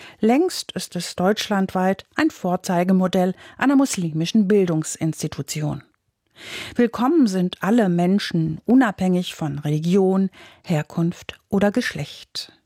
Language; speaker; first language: German; native; German